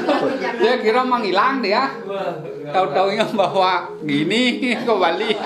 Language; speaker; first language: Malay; non-native, local second language; Balinese